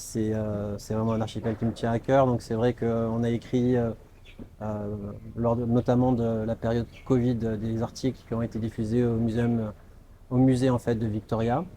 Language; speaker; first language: French; native; French